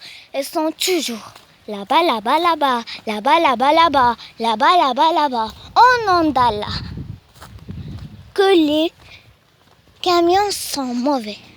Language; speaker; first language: French; non-native, learner; Arabic